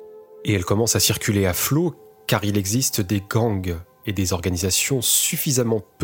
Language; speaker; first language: French; native; French